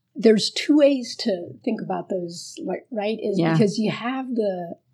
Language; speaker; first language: English; early bilingual, other home language; Spanish